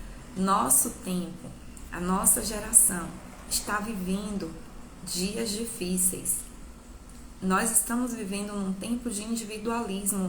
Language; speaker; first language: Portuguese; native; Portuguese